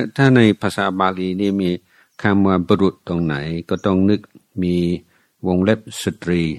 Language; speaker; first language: Thai; non-native, fluent; English